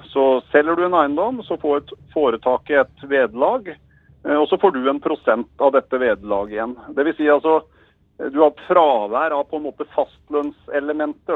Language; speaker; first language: Norwegian; native; Norwegian